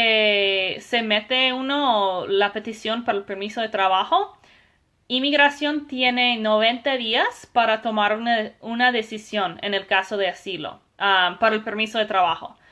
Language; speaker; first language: Spanish; non-native, fluent; English